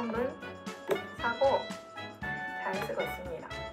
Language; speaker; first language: Korean; non-native, fluent; Japanese